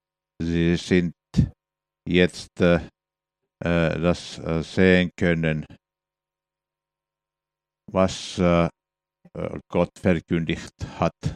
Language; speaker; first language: German; non-native, fluent; Finnish